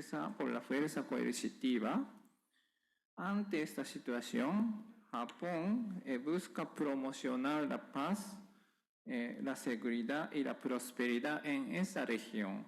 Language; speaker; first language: Spanish; non-native, fluent; Japanese